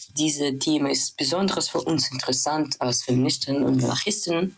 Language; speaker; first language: German; non-native, learner; Russian